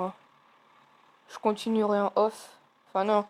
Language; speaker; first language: French; native; French